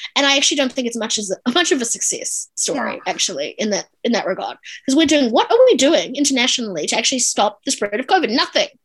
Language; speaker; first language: English; native; English